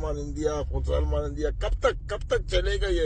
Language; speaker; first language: Hindi; non-native, learner; Arabic